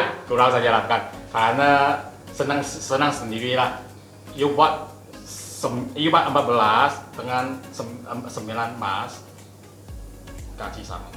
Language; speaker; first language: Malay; non-native, local second language; Chinese